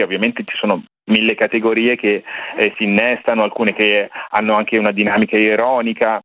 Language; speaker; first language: Italian; native; Italian